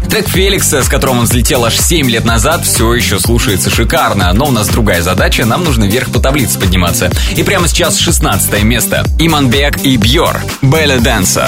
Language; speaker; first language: Russian; native; Russian